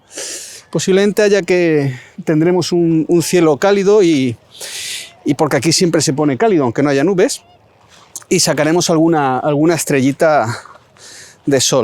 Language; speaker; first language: Spanish; native; Spanish